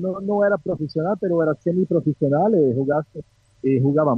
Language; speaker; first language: Spanish; non-native, learner; Portuguese